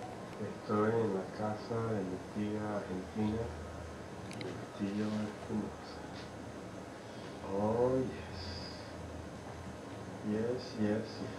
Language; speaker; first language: Spanish; early bilingual, heritage; English